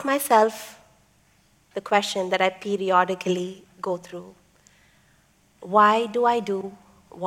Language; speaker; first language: English; non-native, local second language; Tamil